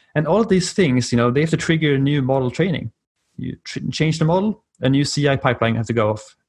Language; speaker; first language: English; non-native, fluent; Swedish